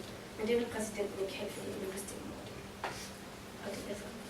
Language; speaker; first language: Danish; early bilingual, heritage; Danish